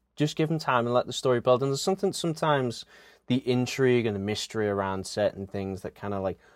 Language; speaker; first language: English; native; English